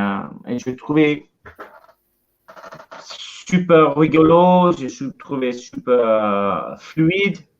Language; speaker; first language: French; non-native, learner; English